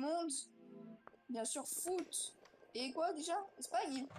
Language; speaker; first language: French; native; French